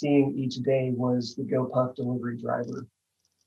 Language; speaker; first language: English; native; English